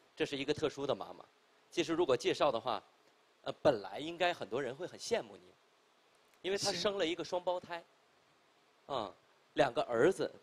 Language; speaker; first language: Chinese; native; Chinese